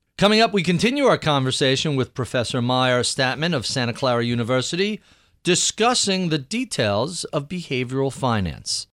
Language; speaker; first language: English; native; English